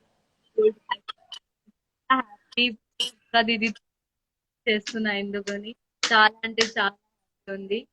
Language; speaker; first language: Telugu; non-native, learner; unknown